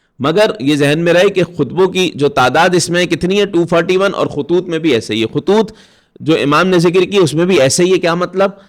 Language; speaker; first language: Urdu; native; Urdu